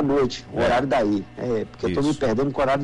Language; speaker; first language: Portuguese; native; Portuguese